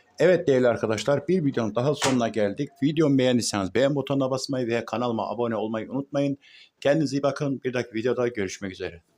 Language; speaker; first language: Turkish; native; Turkish